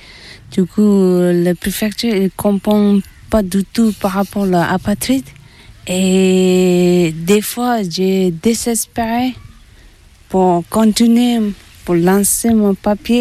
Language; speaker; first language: French; non-native, learner; Tibetan